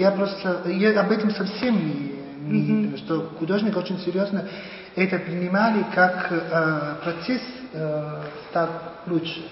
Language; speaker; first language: Russian; non-native, fluent; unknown